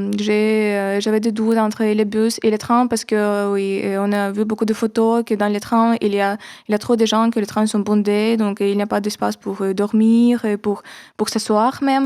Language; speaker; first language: French; non-native, fluent; Ukrainian